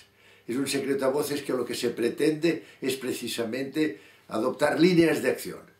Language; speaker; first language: Spanish; native; Spanish